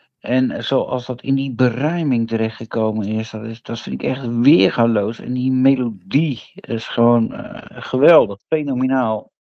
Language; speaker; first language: Dutch; native; Dutch